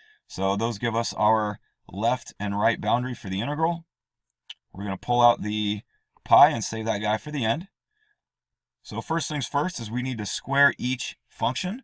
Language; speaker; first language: English; native; English